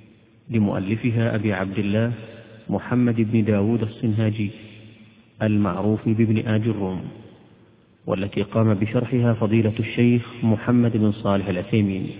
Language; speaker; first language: Arabic; native; Arabic